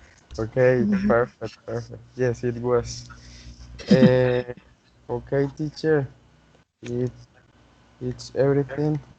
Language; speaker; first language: English; non-native, learner; Spanish